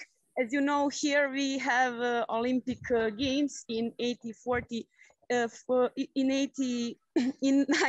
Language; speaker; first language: English; non-native, fluent; Croatian